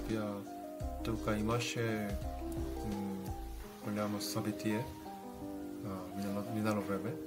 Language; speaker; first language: Bulgarian; non-native, learner; Korean